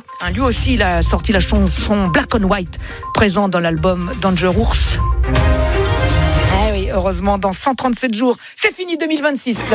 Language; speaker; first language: French; native; French